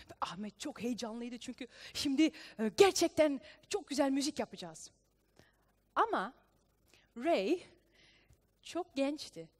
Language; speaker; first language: Turkish; early bilingual, heritage; Turkish